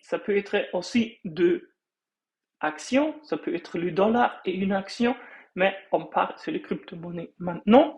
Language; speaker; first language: French; non-native, fluent; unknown